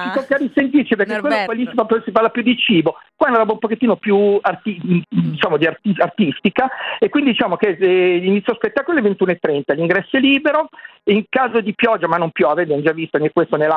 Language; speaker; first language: Italian; native; Italian